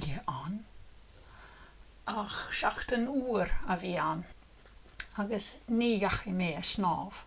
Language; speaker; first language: Irish; non-native, learner; English